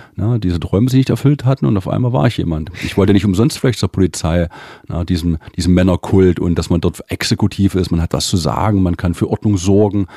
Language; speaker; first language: German; native; German